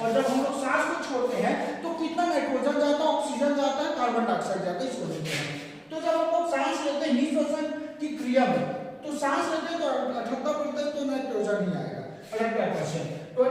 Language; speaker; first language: Hindi; non-native, local second language; Chhattisgarhi